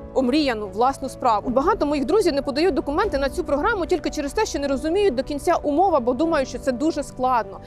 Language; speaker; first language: Ukrainian; native; Ukrainian